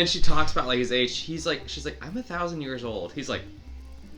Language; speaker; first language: English; native; English